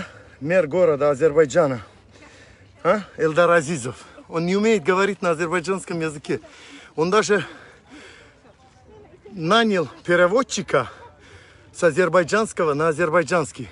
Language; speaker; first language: Russian; non-native, local second language; Azerbaijani